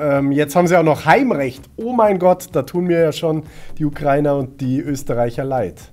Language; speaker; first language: German; native; German